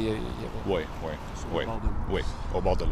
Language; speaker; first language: French; non-native, local second language; English